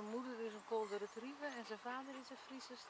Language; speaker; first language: Dutch; native; Dutch